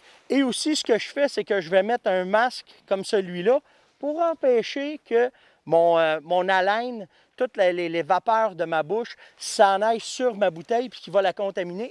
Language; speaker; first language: French; native; French